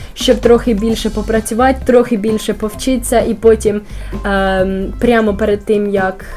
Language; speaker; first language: Ukrainian; early bilingual, heritage; Ukrainian